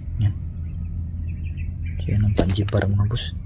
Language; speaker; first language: Filipino; non-native, local second language; Cebuano